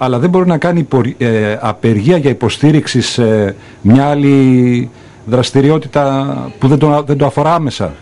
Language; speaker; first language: Greek; native; Greek